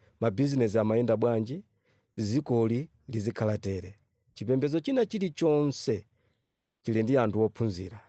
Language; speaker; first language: Nyanja; non-native, local second language; Yao